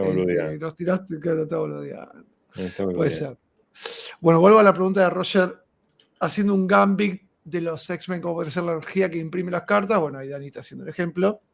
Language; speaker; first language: Spanish; native; Spanish